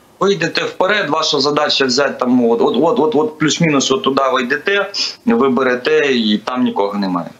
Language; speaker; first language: Ukrainian; native; Ukrainian